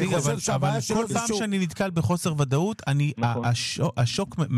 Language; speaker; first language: Hebrew; native; Hebrew